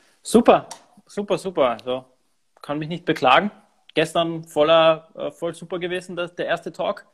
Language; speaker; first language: German; native; German